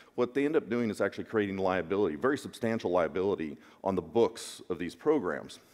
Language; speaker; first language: English; native; English